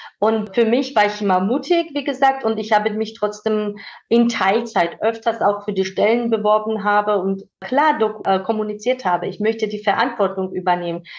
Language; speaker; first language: German; non-native, fluent; Georgian